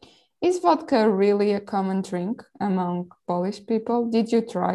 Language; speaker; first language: English; non-native, local second language; Portuguese